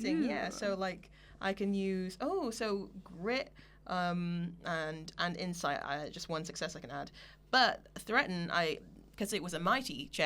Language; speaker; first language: English; native; English